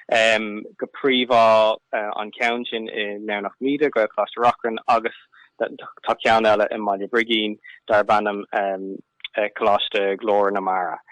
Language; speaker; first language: Irish; non-native, local second language; English